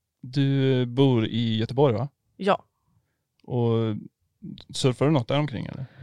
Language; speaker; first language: Swedish; native; Swedish